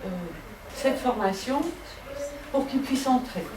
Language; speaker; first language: French; non-native, fluent; Dutch